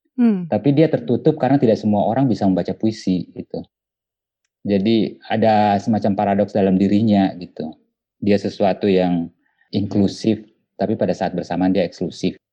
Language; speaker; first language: Indonesian; non-native, local second language; Buginese